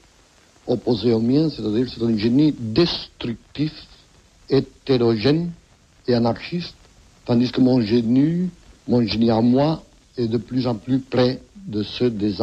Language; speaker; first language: French; non-native, fluent; Catalan